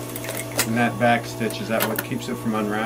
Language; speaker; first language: English; native; English